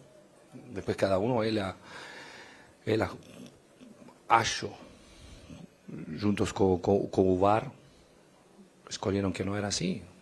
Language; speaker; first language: Portuguese; non-native, fluent; Spanish